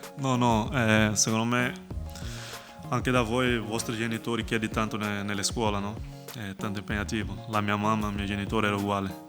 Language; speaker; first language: Italian; non-native, fluent; Portuguese